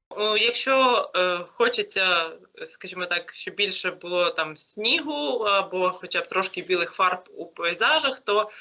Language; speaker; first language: Ukrainian; native; Ukrainian